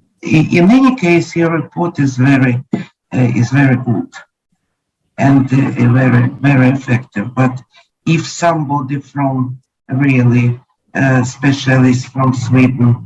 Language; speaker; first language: English; non-native, learner; Ukrainian